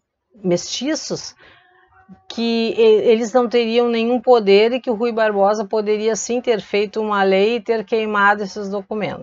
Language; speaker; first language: Portuguese; native; Portuguese